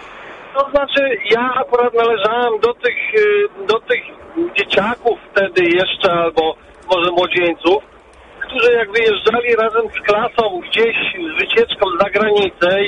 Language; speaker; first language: Polish; early bilingual, heritage; Polish